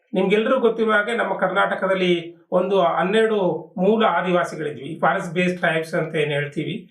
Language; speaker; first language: Kannada; non-native, local second language; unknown